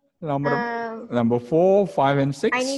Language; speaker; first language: English; non-native, fluent; Indonesian